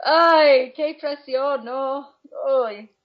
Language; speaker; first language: Spanish; non-native, fluent; English